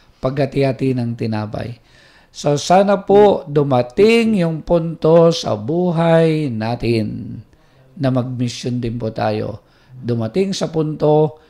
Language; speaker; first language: Filipino; native; Filipino